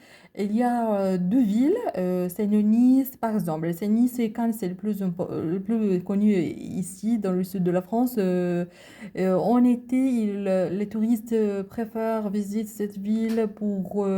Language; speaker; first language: French; non-native, learner; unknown